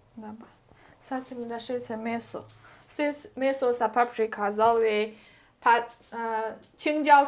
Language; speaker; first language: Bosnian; non-native, learner; Chinese